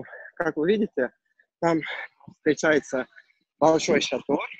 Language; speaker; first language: Russian; non-native, learner; Turkish